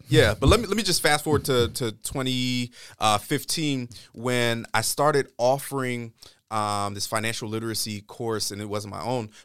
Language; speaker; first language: English; native; English